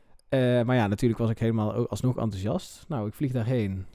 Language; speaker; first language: Dutch; native; Dutch